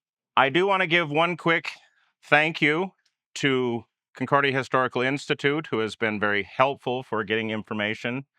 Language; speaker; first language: English; native; English